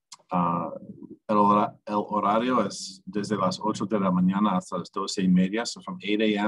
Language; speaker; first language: Spanish; non-native, learner; English